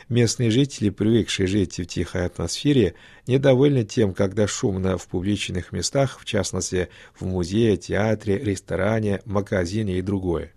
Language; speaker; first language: Russian; non-native, fluent; Chinese